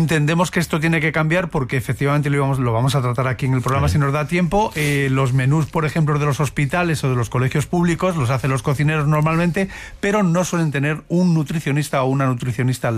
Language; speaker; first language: Spanish; native; Spanish